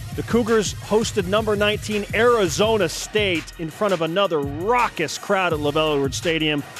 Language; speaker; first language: English; native; English